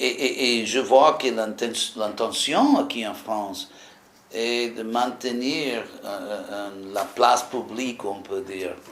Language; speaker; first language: French; non-native, fluent; English